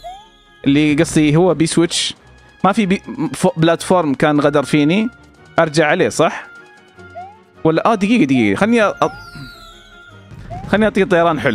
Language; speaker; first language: Arabic; native; Arabic